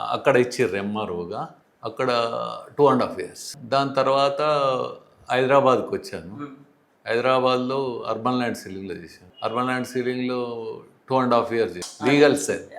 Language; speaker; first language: Telugu; native; Telugu